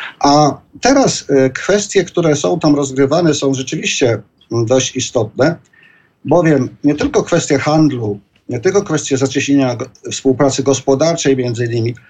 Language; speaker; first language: Polish; native; Polish